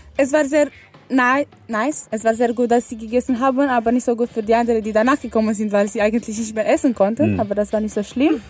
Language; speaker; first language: German; non-native, learner; Romanian